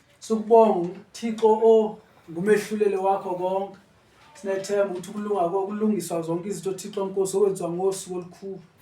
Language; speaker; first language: Zulu; non-native, local second language; Xhosa